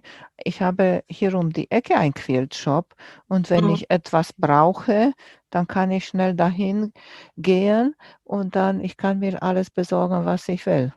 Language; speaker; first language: German; non-native, fluent; Romanian